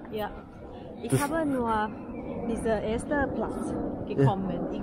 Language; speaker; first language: German; non-native, learner; Thai